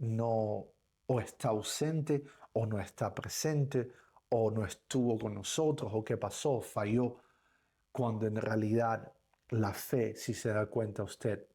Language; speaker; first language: Spanish; native; Spanish